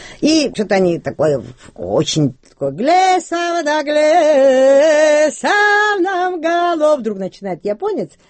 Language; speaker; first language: Russian; non-native, local second language; Georgian